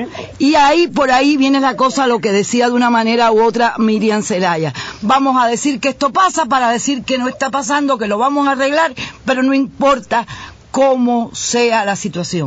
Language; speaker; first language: Spanish; native; Spanish